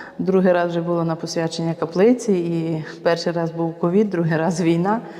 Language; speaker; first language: Ukrainian; native; Ukrainian